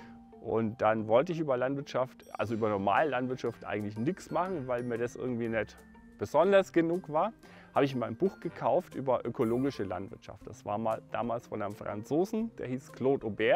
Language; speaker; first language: German; native; German